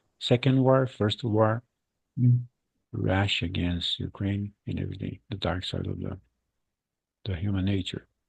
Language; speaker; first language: English; non-native, fluent; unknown